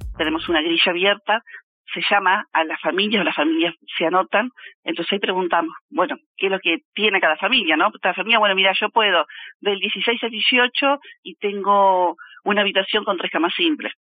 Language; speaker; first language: Spanish; native; Spanish